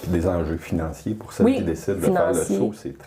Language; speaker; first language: French; native; French